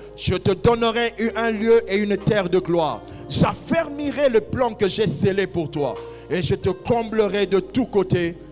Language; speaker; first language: French; non-native, local second language; Lingala